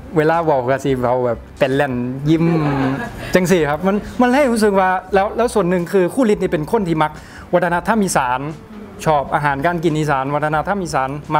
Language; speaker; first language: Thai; native; Thai